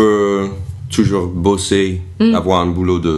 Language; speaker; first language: French; non-native, fluent; English